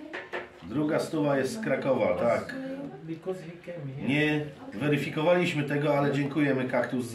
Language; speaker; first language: Polish; native; Polish